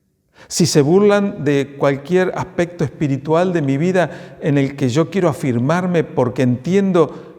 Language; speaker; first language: Spanish; native; Spanish